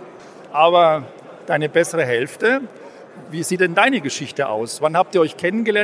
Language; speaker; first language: German; native; German